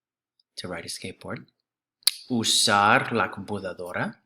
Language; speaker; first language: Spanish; non-native, fluent; English